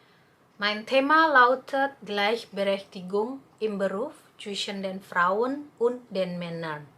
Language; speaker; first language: German; non-native, fluent; Indonesian